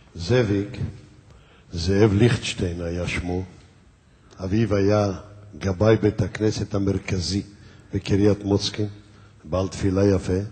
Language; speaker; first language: Hebrew; early bilingual, other home language; Yiddish